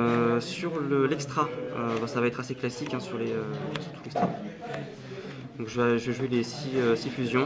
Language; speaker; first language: French; native; French